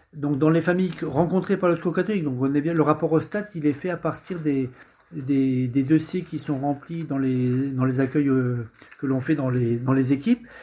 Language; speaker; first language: French; native; French